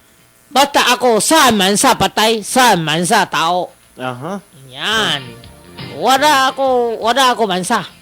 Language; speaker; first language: Filipino; non-native, learner; Chinese